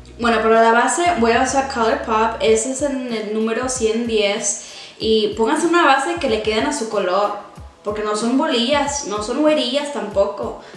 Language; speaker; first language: Spanish; early bilingual, heritage; Spanish